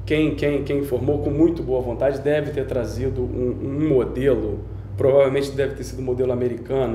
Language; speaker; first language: Portuguese; native; Portuguese